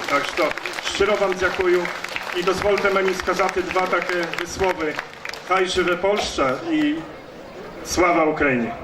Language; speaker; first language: Polish; non-native, learner; Ukrainian